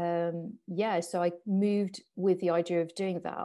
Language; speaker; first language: English; non-native, fluent; French